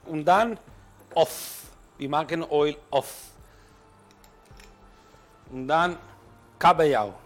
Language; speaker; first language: German; non-native, learner; Italian